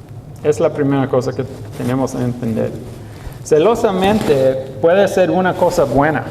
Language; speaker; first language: Spanish; non-native, learner; English